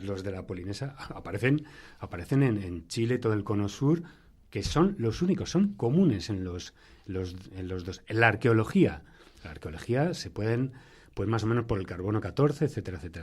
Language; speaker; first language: Spanish; native; Spanish